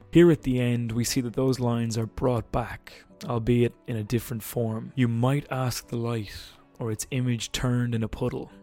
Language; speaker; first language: English; native; English